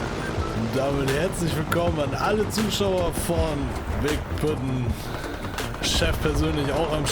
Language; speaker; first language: German; native; German